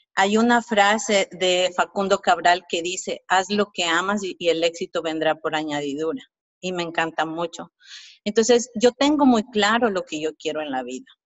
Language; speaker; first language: Spanish; native; Spanish